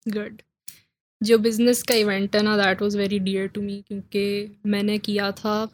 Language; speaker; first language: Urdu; native; Urdu